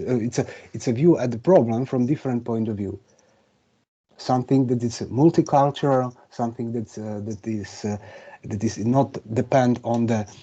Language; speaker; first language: English; non-native, fluent; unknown